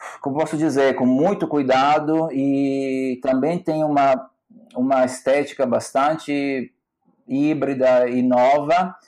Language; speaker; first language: Portuguese; non-native, fluent; Italian